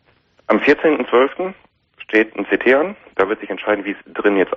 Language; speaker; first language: German; native; German